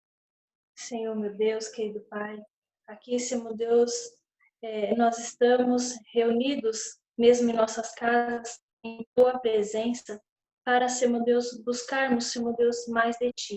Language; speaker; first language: Portuguese; native; Portuguese